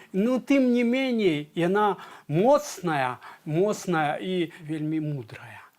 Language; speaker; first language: Belarusian; native; Belarusian